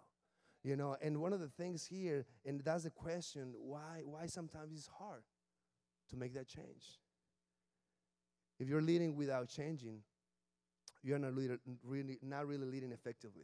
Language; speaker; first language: English; non-native, fluent; Spanish